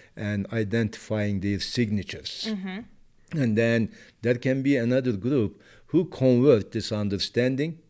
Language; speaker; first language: English; non-native, fluent; Turkish